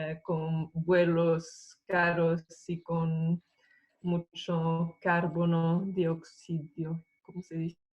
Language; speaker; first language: Spanish; non-native, fluent; English